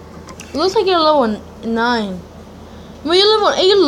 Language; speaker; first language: English; native; English